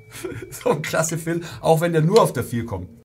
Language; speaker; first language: German; native; German